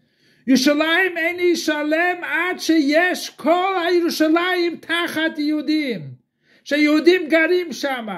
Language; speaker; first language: Hebrew; non-native, fluent; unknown